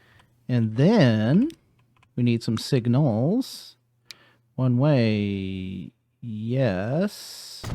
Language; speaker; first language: English; native; English